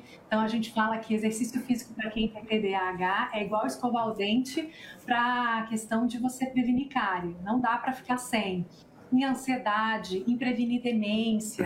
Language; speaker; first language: Portuguese; native; Portuguese